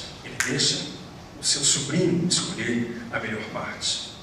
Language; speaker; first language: Portuguese; native; Portuguese